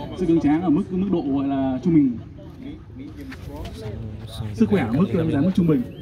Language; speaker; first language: Vietnamese; native; Vietnamese